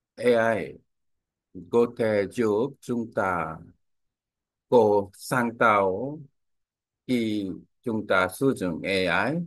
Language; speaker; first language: Vietnamese; non-native, learner; Korean